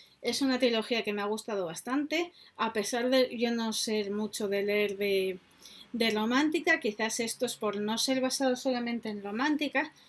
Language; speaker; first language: Spanish; native; Spanish